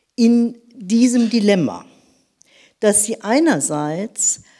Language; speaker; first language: German; native; German